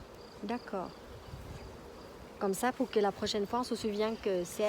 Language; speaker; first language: French; non-native, fluent; Thai